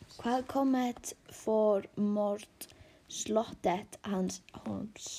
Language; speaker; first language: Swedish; non-native, learner; Icelandic